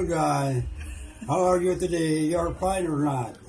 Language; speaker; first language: English; non-native, local second language; Filipino